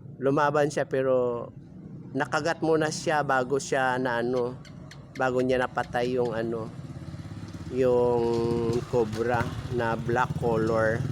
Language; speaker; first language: Filipino; non-native, local second language; Cebuano